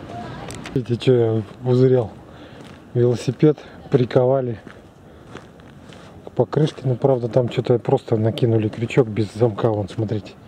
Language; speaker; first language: Russian; native; Russian